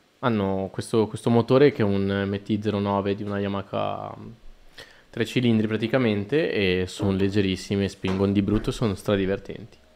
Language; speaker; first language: Italian; early bilingual, other home language; Spanish